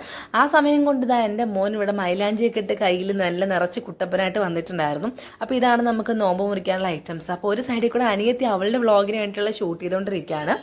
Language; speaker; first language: Malayalam; native; Malayalam